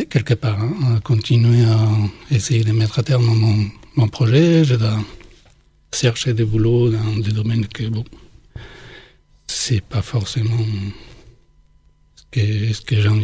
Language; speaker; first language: French; non-native, fluent; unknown